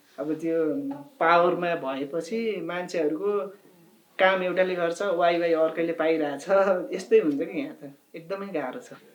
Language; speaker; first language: Nepali; native; Nepali